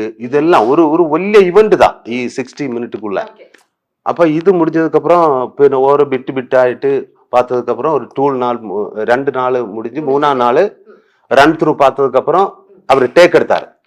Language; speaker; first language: Tamil; non-native, learner; Malayalam